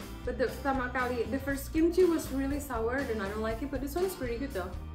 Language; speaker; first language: English; non-native, fluent; Indonesian